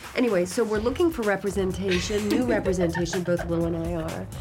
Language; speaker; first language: English; native; English